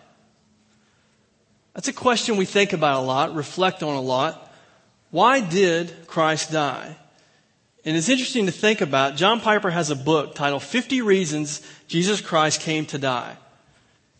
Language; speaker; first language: English; native; English